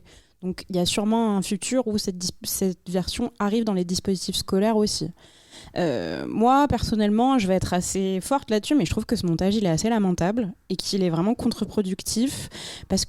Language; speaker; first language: French; native; French